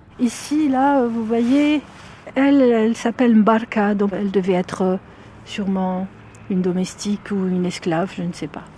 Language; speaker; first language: French; non-native, local second language; Arabic